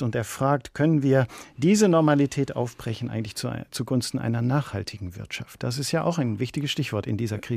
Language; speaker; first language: German; native; German